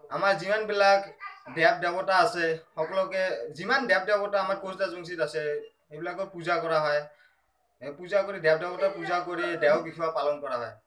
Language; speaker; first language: Assamese; non-native, local second language; Rangpuri